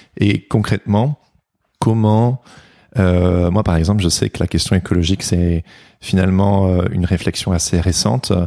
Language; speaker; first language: French; native; French